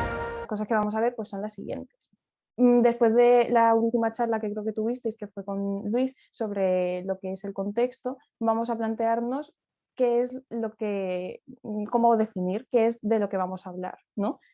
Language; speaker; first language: Spanish; native; Spanish